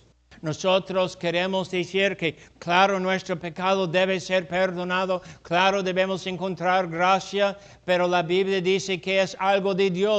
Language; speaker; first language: Spanish; non-native, fluent; English